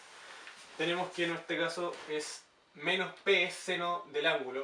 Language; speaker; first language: Spanish; native; Spanish